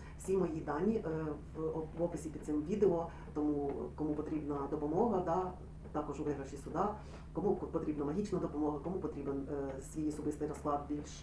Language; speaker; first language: Ukrainian; non-native, local second language; Russian